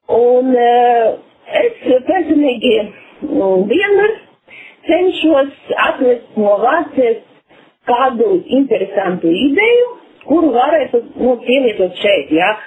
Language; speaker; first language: Latvian; non-native, local second language; Russian